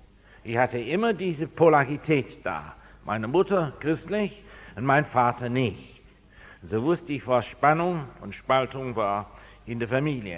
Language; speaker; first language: German; non-native, fluent; English